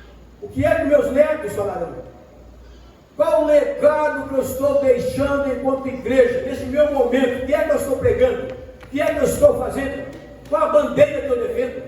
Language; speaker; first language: Portuguese; native; Portuguese